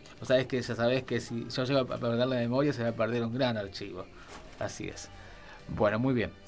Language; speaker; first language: Spanish; native; Spanish